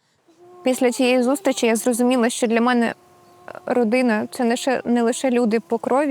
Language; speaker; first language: Ukrainian; native; Ukrainian